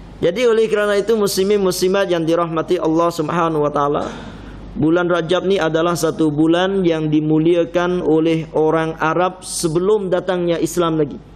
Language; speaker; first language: Malay; non-native, fluent; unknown